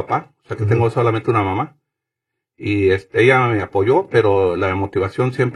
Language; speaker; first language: Spanish; native; Spanish